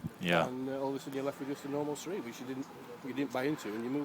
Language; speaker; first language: English; native; English